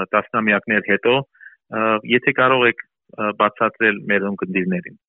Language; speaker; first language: Armenian; early bilingual, heritage; Armenian